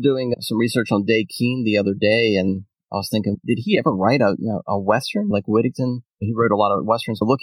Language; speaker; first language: English; native; English